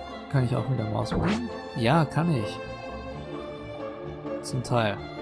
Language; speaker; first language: German; native; German